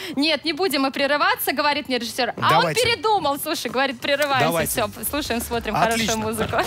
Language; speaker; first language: Russian; native; Russian